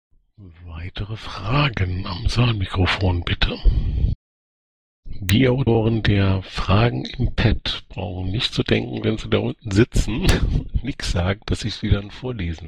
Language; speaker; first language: German; native; German